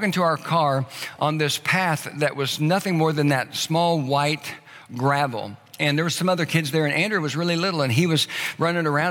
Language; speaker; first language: English; native; English